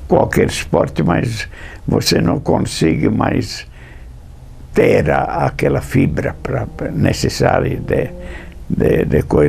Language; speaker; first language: Portuguese; non-native, fluent; English